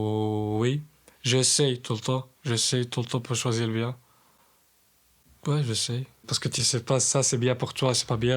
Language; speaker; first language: French; non-native, learner; Arabic